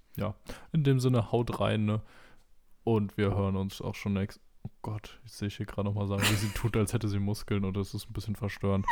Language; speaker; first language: German; native; German